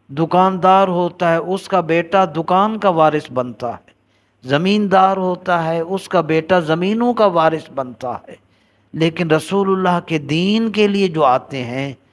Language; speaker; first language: Urdu; native; Urdu